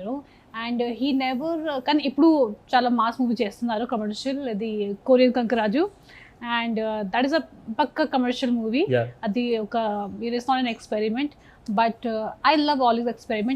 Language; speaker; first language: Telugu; non-native, fluent; Hindi